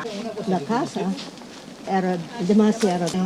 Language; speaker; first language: Spanish; non-native, learner; English